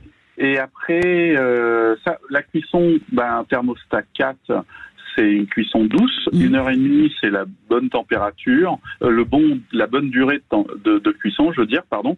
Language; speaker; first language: French; native; French